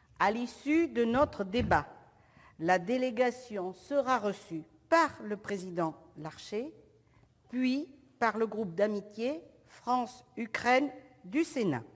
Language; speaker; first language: French; native; French